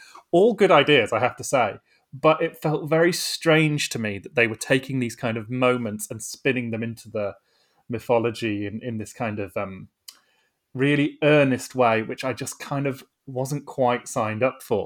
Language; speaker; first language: English; native; English